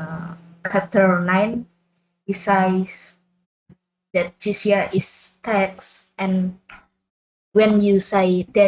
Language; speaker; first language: English; non-native, learner; Indonesian